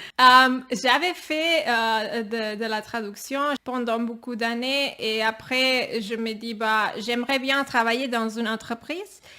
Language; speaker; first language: French; non-native, fluent; Catalan